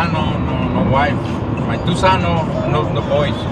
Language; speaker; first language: English; non-native, learner; Spanish